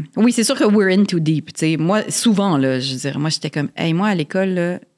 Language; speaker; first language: French; native; French